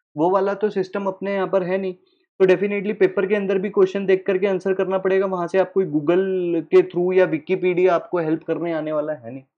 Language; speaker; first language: Hindi; native; Hindi